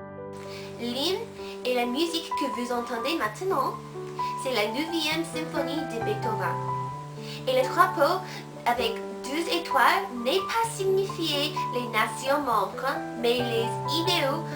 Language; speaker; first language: French; non-native, learner; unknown